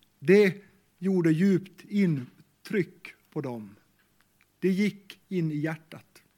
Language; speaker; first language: Swedish; native; Swedish